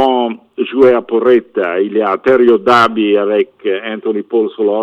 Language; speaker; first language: French; non-native, fluent; Italian